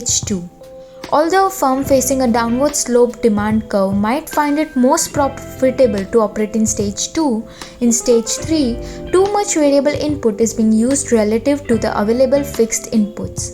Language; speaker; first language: English; non-native, local second language; Gujarati